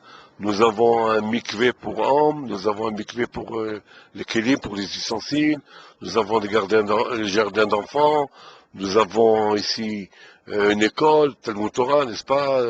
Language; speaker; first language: French; non-native, fluent; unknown